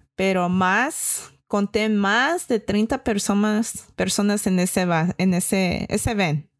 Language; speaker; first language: Spanish; early bilingual, heritage; Spanish